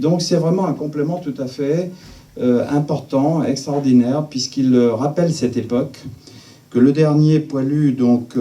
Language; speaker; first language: French; native; French